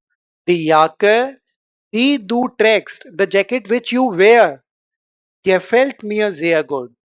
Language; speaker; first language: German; non-native, fluent; Hindi